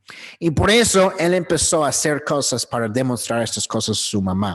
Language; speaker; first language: Spanish; non-native, learner; English